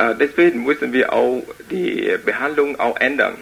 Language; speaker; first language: German; non-native, learner; Vietnamese